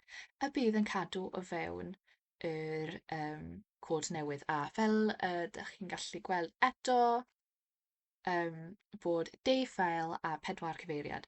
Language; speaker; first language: Welsh; non-native, fluent; English